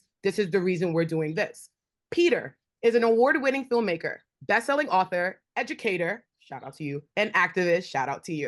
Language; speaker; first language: English; native; English